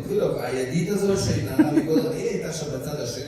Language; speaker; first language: Hebrew; native; Hebrew